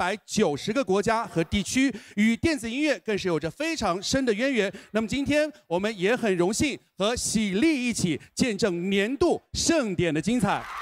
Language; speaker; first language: Chinese; native; Chinese